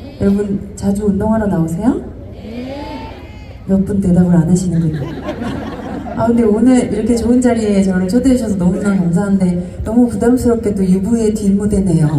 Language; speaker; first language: Korean; native; Korean